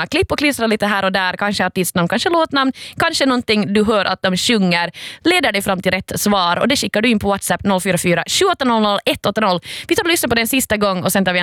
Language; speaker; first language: Swedish; native; Swedish